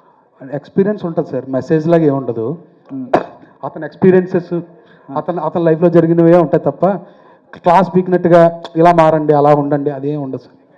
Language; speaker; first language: Telugu; native; Telugu